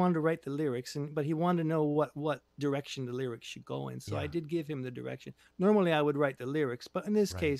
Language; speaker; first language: English; native; English